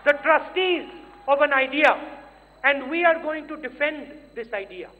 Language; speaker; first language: English; non-native, local second language; Hindi